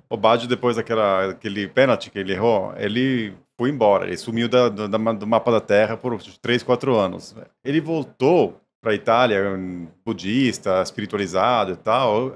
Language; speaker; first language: Portuguese; non-native, fluent; Italian